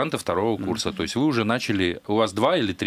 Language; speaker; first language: Russian; native; Russian